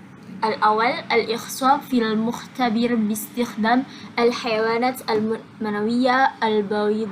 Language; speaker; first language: Arabic; non-native, learner; Indonesian